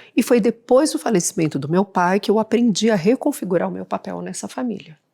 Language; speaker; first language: Portuguese; early bilingual, other home language; Spanish